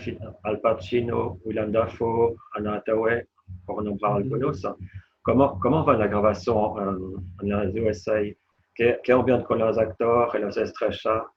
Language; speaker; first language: Spanish; non-native, fluent; French